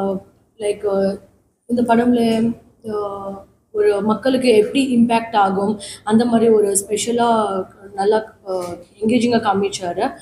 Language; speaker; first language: Tamil; non-native, learner; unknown